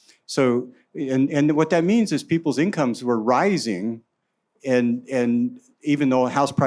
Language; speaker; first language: English; native; English